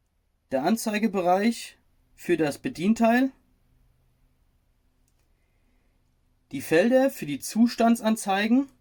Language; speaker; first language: German; native; German